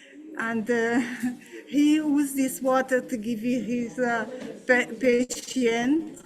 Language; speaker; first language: English; non-native, learner; Portuguese